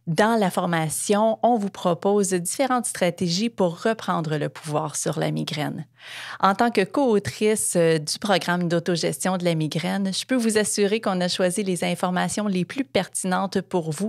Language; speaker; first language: French; native; French